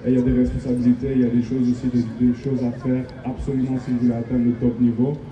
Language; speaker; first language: French; native; French